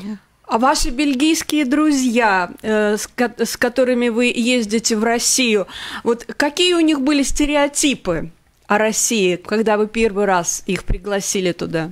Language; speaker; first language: Russian; native; Russian